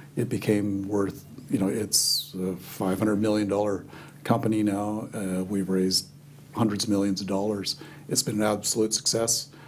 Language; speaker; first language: English; native; English